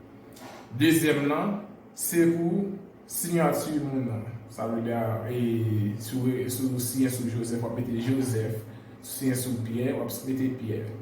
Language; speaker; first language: French; non-native, learner; Haitian Creole